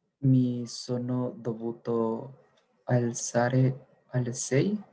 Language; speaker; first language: Italian; non-native, learner; Spanish